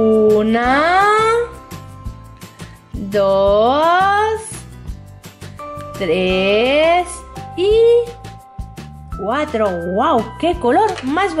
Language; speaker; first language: Spanish; native; Spanish